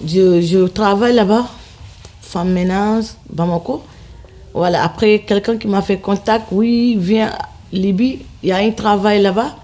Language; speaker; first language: French; non-native, learner; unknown